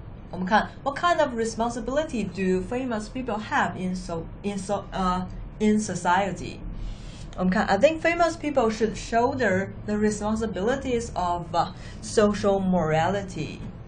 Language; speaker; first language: English; non-native, fluent; Chinese